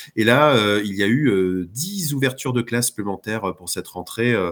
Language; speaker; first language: French; native; French